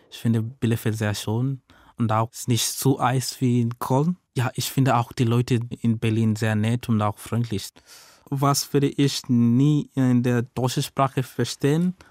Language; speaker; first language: German; non-native, learner; Swahili